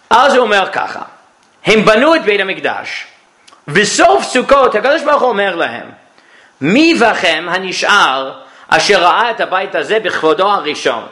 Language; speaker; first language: Hebrew; non-native, fluent; English